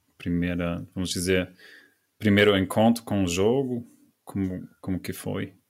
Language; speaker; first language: Portuguese; non-native, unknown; German